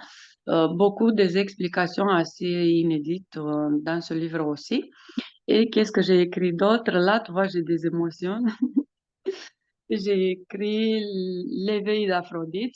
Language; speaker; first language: French; non-native, fluent; Romanian